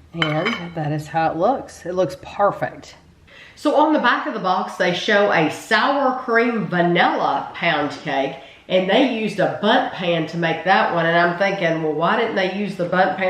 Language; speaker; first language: English; native; English